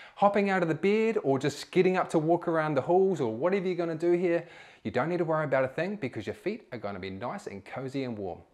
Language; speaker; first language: English; native; English